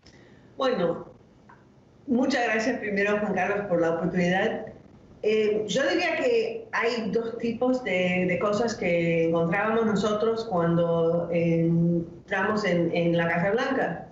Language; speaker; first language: Spanish; non-native, fluent; English